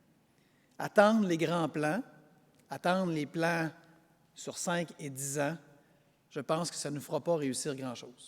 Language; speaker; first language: French; native; French